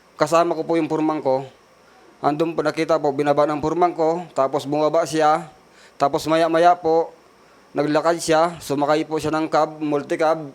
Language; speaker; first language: Filipino; native; Filipino